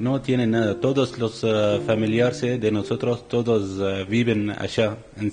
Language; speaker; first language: Spanish; non-native, learner; Arabic